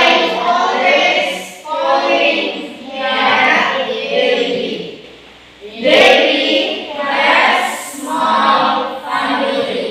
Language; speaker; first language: English; non-native, learner; Indonesian